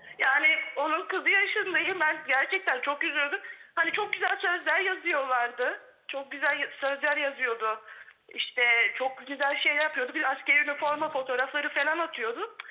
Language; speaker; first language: Turkish; native; Turkish